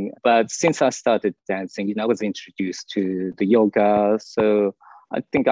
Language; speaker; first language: English; non-native, fluent; Japanese